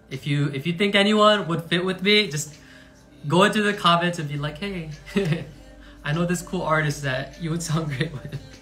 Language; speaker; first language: English; early bilingual, other home language; Korean